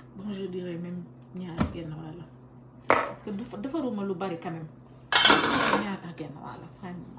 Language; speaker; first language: French; non-native, local second language; Wolof